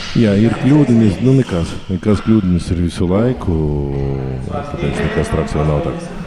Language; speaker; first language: Latvian; non-native, local second language; Russian